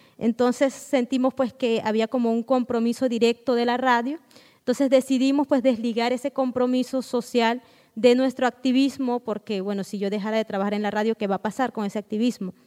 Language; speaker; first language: Spanish; non-native, local second language; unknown